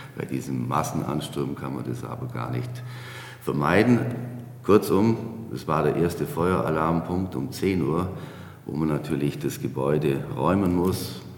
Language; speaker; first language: German; native; German